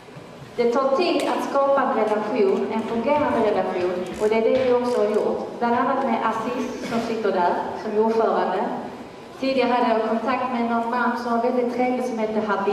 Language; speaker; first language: Swedish; non-native, fluent; Italian